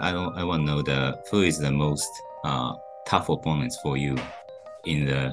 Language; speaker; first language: English; non-native, learner; Japanese